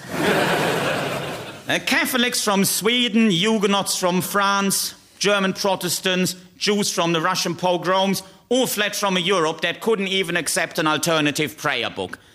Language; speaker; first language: English; non-native, fluent; German